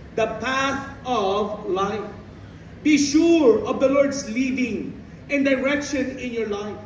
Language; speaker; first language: English; non-native, local second language; Filipino